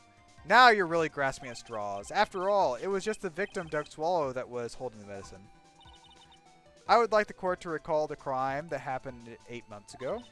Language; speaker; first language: English; native; English